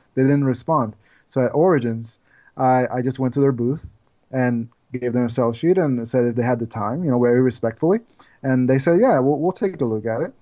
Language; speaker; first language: English; non-native, fluent; Spanish